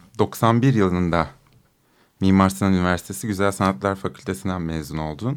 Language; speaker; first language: Turkish; native; Turkish